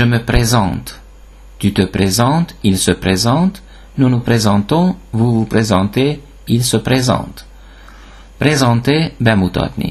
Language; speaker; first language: French; non-native, fluent; Hungarian